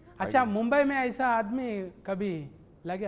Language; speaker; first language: Hindi; non-native, local second language; Telugu